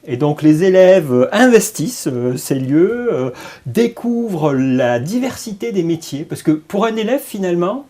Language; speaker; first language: French; native; French